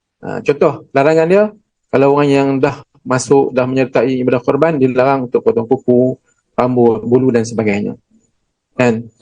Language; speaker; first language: Malay; native; Malay